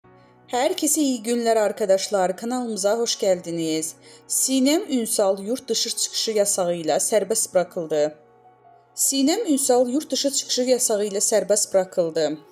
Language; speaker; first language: Turkish; native; Turkish